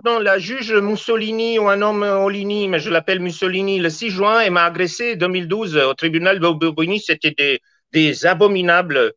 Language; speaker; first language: French; native; French